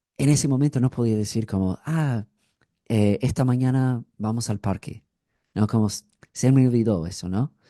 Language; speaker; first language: Spanish; non-native, fluent; English